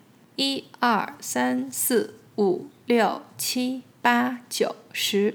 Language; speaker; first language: Chinese; native; Chinese